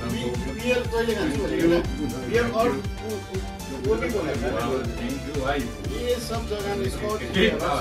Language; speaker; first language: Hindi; non-native, local second language; Bangla